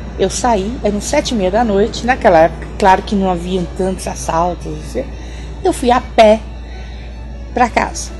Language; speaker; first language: Portuguese; early bilingual, other home language; German